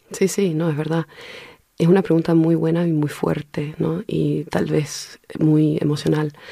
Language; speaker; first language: Spanish; early bilingual, heritage; Spanish